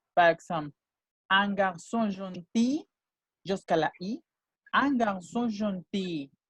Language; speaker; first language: French; non-native, fluent; Spanish